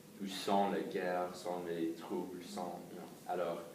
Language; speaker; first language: French; non-native, fluent; English